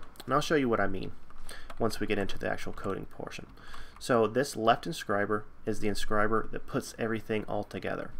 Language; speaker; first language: English; native; English